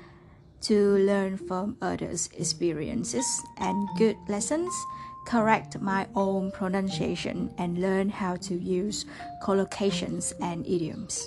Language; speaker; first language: English; non-native, fluent; Vietnamese